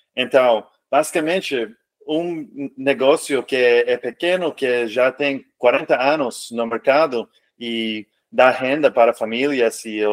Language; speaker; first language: Portuguese; non-native, fluent; English